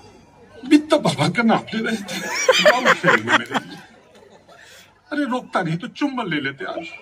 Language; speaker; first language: Hindi; native; Hindi